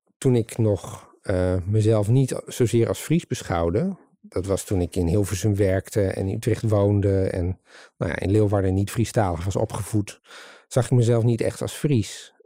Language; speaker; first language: Dutch; native; Dutch